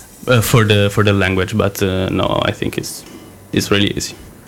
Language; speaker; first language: English; non-native, learner; Italian